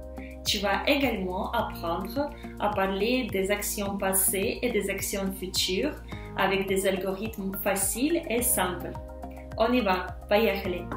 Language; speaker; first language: French; non-native, fluent; Russian